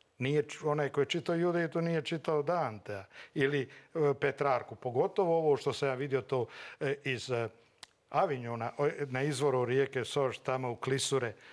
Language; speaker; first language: Croatian; native; Croatian